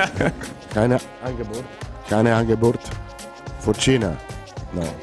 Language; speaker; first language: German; non-native, learner; Italian